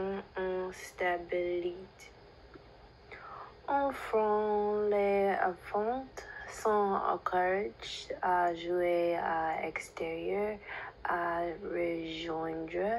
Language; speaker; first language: French; non-native, learner; English